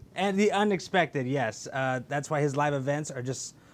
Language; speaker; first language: English; native; English